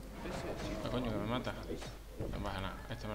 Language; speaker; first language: Spanish; native; Spanish